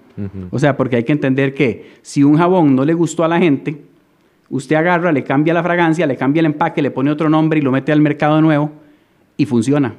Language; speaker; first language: Spanish; native; Spanish